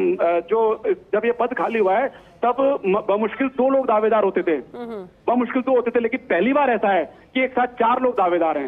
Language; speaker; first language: Hindi; native; Hindi